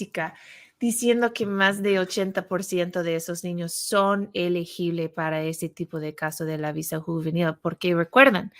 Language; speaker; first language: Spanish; non-native, fluent; English